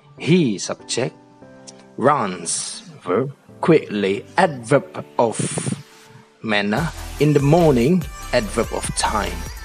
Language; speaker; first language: English; non-native, fluent; Indonesian